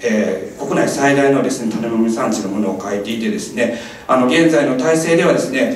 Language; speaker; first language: Japanese; native; Japanese